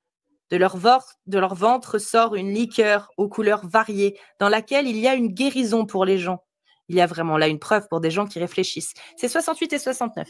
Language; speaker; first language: French; native; French